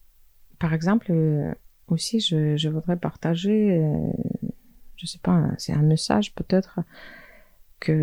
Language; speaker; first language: French; non-native, fluent; Russian